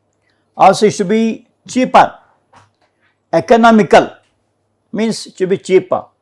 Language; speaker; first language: English; non-native, local second language; Kannada